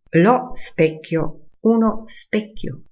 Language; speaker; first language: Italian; non-native, fluent; Polish